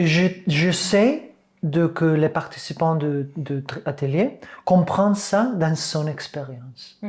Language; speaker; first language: French; non-native, fluent; Catalan